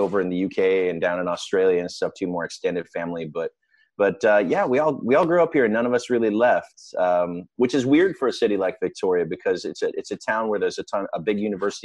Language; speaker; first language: English; native; English